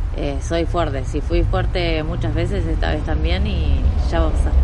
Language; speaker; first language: Spanish; native; Spanish